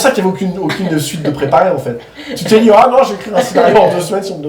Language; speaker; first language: French; native; French